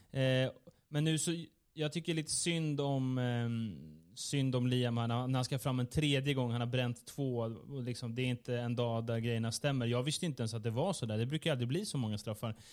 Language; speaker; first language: Swedish; native; Swedish